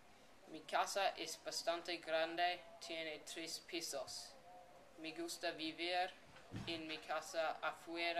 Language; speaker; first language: Spanish; non-native, learner; English